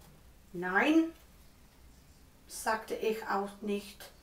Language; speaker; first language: German; non-native, learner; Swedish